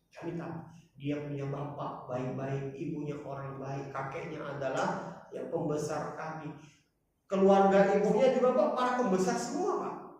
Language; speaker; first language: Indonesian; non-native, local second language; Batak Toba